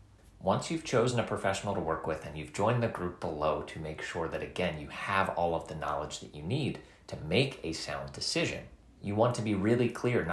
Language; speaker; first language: English; native; English